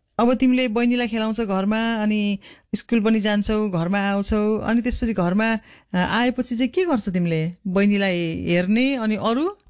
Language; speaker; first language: Nepali; native; Nepali